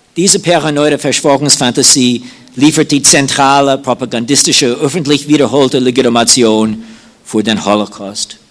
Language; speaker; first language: German; non-native, fluent; English